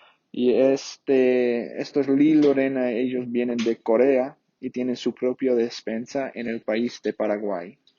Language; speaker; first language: Spanish; non-native, fluent; English